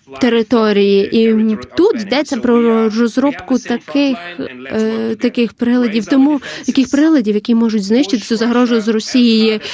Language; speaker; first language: Ukrainian; non-native, learner; Lithuanian